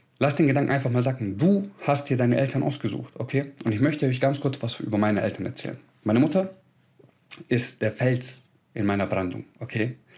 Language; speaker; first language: German; early bilingual, other home language; Croatian